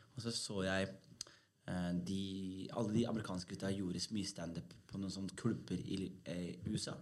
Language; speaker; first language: Norwegian; early bilingual, other home language; Somali